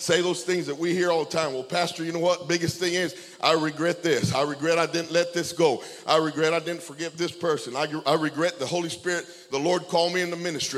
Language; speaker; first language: English; early bilingual, other home language; Spanish